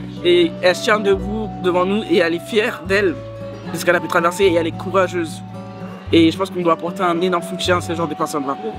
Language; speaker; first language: French; native; French